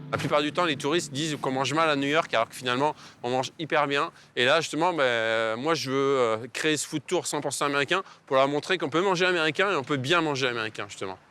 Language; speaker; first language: French; native; French